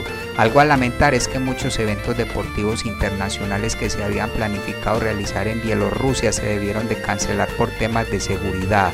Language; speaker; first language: Spanish; native; Spanish